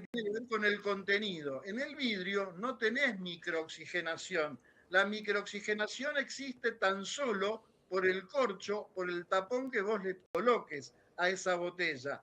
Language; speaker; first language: Spanish; native; Spanish